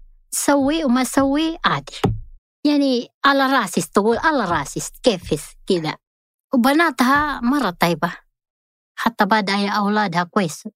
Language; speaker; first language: Arabic; non-native, learner; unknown